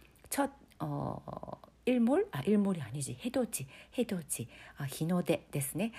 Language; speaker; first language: Korean; non-native, fluent; Japanese